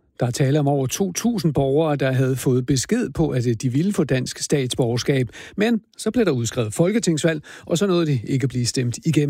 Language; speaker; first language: Danish; native; Danish